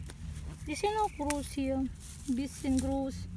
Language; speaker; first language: German; non-native, learner; Filipino